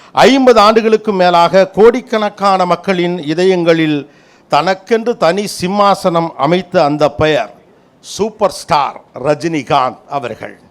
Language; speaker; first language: Tamil; native; Tamil